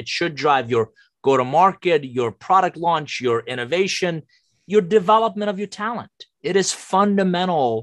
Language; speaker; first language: English; non-native, fluent; Persian